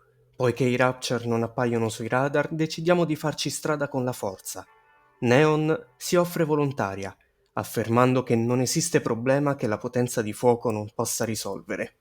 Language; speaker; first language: Italian; native; Italian